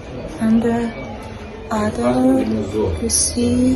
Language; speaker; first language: English; non-native, local second language; Persian